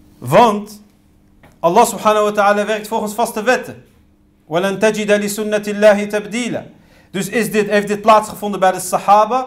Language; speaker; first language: Dutch; early bilingual, other home language; Riffian